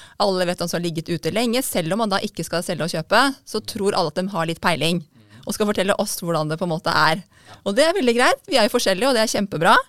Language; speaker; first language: Norwegian; native; Norwegian